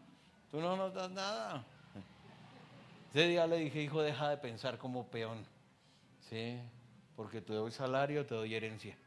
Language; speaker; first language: Spanish; native; Spanish